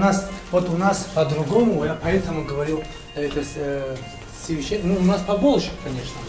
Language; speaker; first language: Russian; non-native, fluent; Tajik